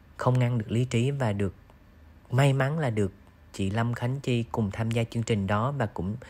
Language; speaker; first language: Vietnamese; native; Vietnamese